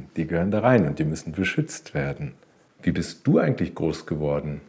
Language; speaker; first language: German; native; German